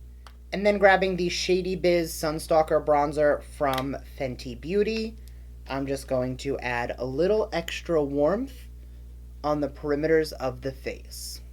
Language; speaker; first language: English; native; English